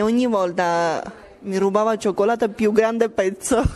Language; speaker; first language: Italian; non-native, learner; Armenian